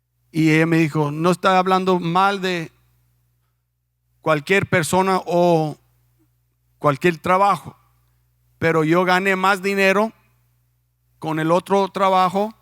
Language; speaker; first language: Spanish; non-native, fluent; English